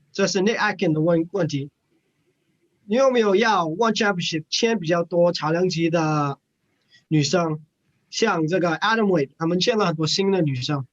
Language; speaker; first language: Chinese; non-native, learner; English